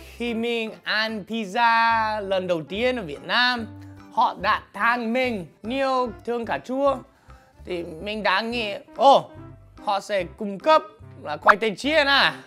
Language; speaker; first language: Vietnamese; non-native, fluent; English